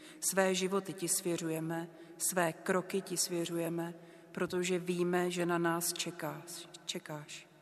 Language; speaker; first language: Czech; native; Czech